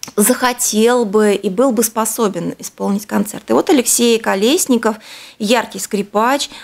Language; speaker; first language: Russian; native; Russian